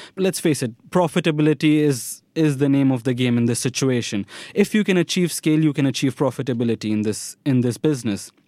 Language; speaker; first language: English; non-native, local second language; Hindi